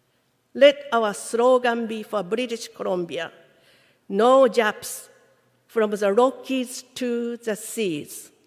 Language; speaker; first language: English; non-native, fluent; Japanese